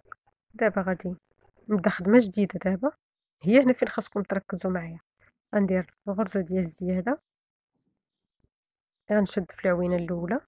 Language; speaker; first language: Arabic; native; Arabic